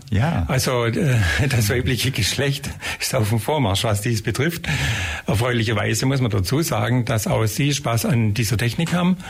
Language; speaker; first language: German; native; German